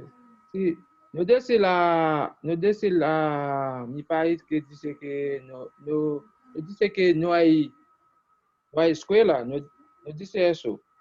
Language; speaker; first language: Spanish; non-native, learner; Haitian Creole